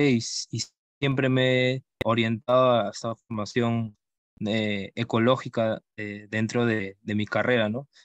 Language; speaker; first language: Spanish; native; Spanish